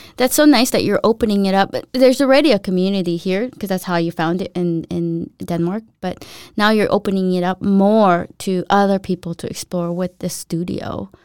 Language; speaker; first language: English; native; English